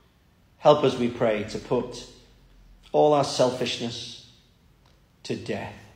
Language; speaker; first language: English; native; English